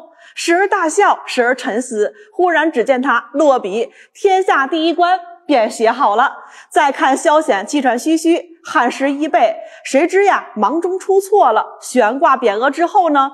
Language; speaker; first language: Chinese; native; Chinese